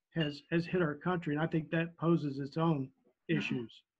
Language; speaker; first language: English; native; English